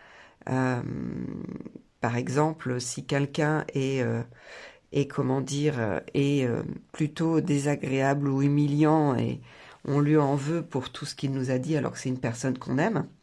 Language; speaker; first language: French; native; French